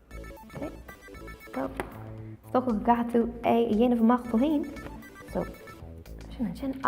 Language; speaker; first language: Irish; non-native, local second language; English